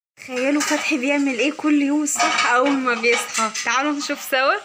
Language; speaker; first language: Arabic; native; Arabic